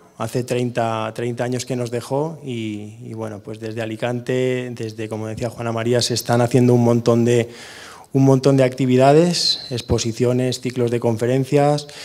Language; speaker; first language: Spanish; non-native, local second language; Catalan